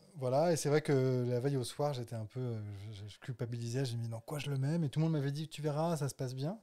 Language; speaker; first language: French; native; French